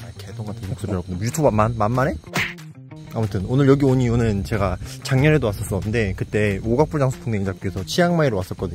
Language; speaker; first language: Korean; native; Korean